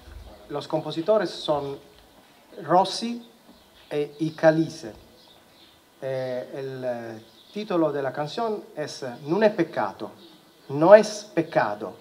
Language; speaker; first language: Spanish; non-native, learner; Italian